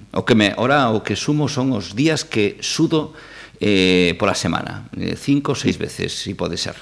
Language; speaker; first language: Galician; native; Galician